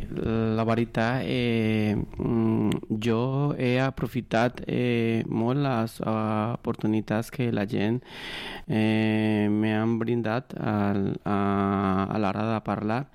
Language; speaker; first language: Catalan; non-native, learner; Spanish